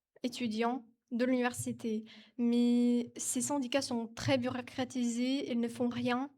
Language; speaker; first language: French; non-native, fluent; Ukrainian